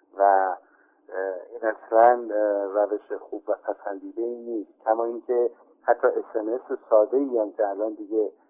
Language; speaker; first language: Persian; native; Persian